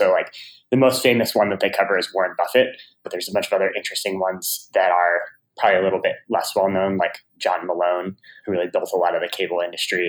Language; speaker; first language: English; native; English